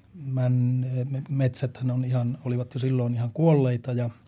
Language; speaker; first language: Finnish; native; Finnish